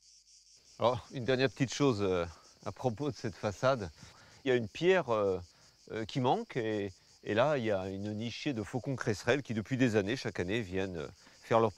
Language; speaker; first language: French; native; French